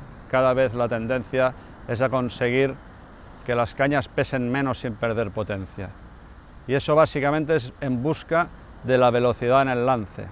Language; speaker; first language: Spanish; native; Spanish